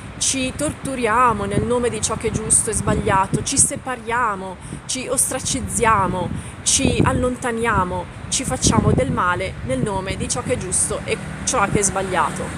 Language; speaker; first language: Italian; native; Italian